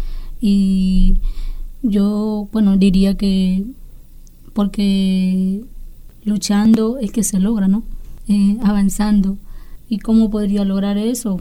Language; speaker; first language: Spanish; non-native, local second language; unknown